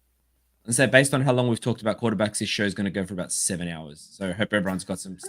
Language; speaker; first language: English; native; English